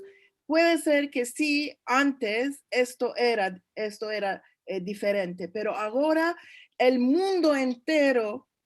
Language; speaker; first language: Spanish; early bilingual, heritage; Turkish